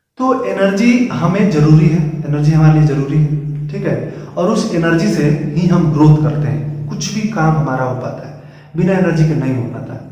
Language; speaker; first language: Hindi; native; Hindi